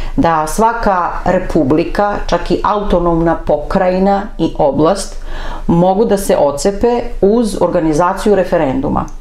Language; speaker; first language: Serbian; non-native, fluent; Armenian